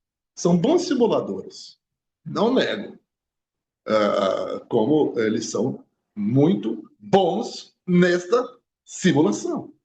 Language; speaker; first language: Portuguese; native; Portuguese